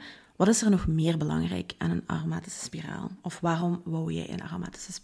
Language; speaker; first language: Dutch; native; Dutch